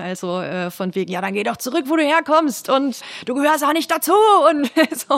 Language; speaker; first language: German; native; German